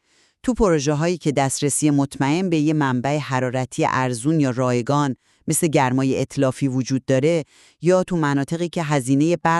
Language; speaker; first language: Persian; native; Persian